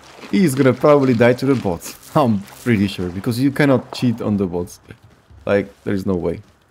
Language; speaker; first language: English; non-native, fluent; Slovak